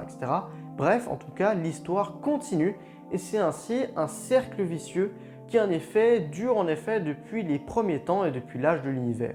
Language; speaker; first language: French; native; French